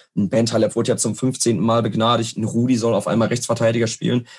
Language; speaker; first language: German; native; German